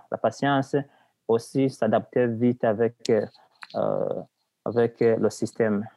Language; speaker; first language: French; non-native, local second language; Rundi